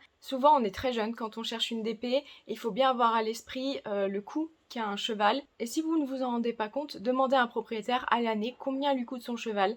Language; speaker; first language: French; native; French